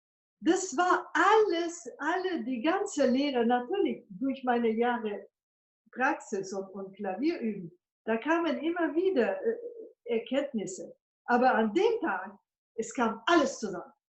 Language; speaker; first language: German; non-native, fluent; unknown